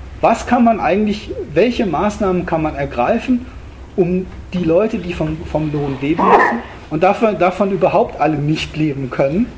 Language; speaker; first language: German; native; German